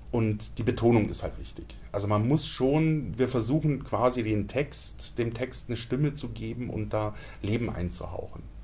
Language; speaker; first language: German; native; German